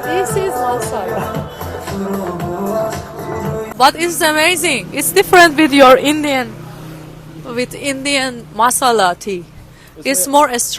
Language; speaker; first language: English; non-native, learner; Persian